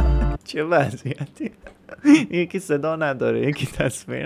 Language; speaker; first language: Persian; native; Persian